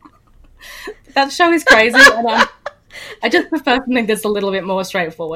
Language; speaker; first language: English; native; English